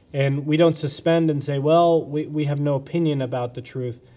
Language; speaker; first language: English; native; English